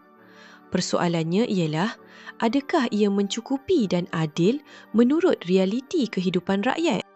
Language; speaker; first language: Malay; native; Malay